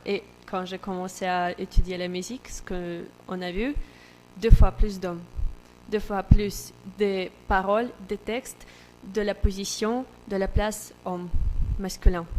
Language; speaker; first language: French; non-native, learner; Russian